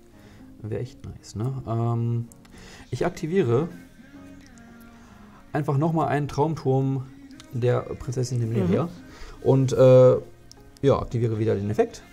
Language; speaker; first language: German; native; German